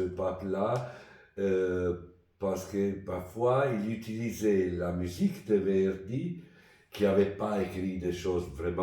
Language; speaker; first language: French; non-native, fluent; Italian